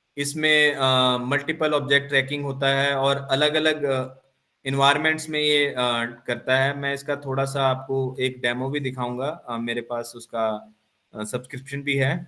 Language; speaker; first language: Hindi; non-native, local second language; Punjabi